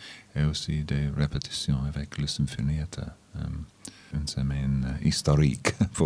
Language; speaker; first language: French; non-native, fluent; English